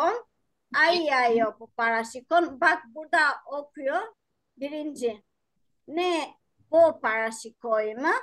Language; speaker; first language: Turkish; non-native, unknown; Albanian